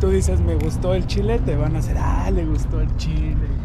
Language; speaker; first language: Spanish; native; Spanish